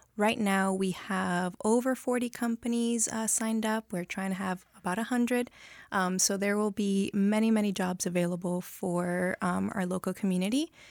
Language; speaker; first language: English; early bilingual, other home language; Spanish